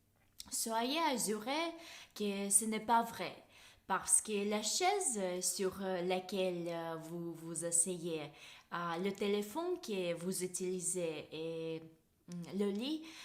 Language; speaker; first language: French; non-native, fluent; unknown